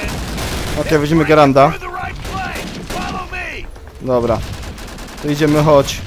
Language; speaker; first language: Polish; native; Polish